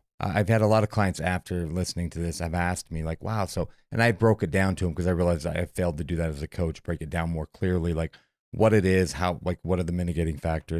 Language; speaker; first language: English; native; English